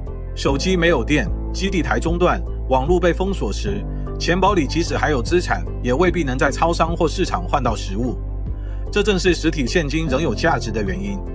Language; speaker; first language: Chinese; native; Chinese